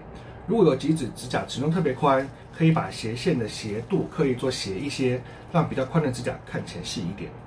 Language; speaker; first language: Chinese; native; Chinese